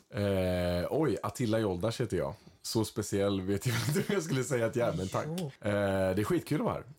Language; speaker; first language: Swedish; early bilingual, other home language; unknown